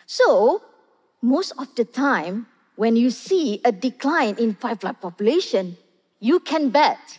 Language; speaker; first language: English; non-native, local second language; Malay